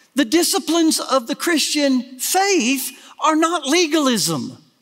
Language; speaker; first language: English; native; English